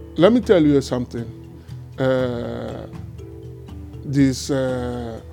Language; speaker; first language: English; non-native, local second language; Ewe